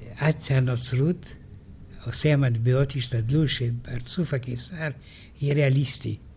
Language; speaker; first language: Hebrew; non-native, fluent; Romanian